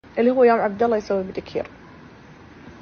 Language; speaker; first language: Arabic; native; Arabic